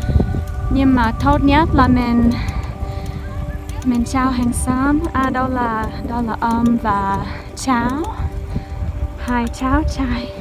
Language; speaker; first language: Vietnamese; non-native, fluent; English